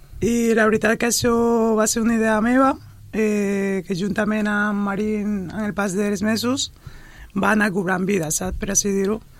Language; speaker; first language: Catalan; non-native, fluent; Spanish